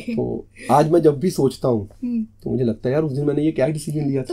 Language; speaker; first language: Hindi; native; Hindi